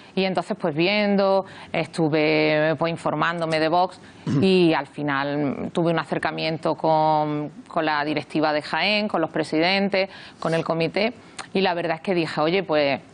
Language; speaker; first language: Spanish; native; Spanish